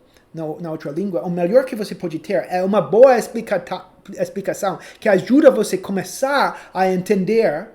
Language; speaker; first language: Portuguese; non-native, fluent; English